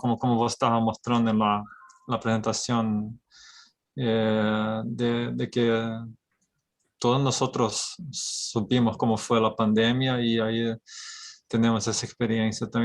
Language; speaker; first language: Spanish; non-native, fluent; Portuguese